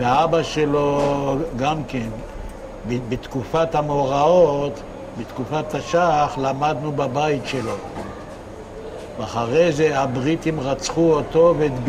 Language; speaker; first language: Hebrew; non-native, local second language; Yiddish